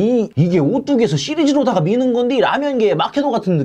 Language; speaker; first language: Korean; native; Korean